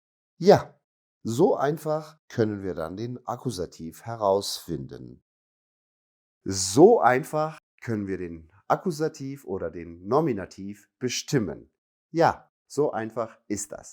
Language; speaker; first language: German; non-native, fluent; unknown